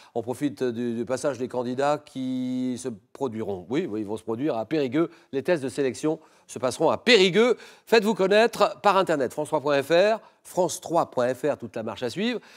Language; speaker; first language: French; native; French